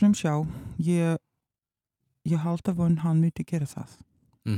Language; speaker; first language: Icelandic; non-native, learner; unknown